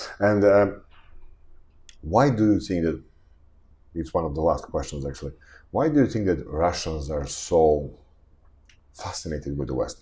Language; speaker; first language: English; non-native, fluent; Serbian